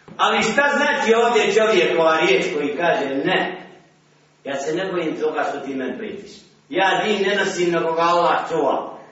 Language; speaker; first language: Bosnian; native; Bosnian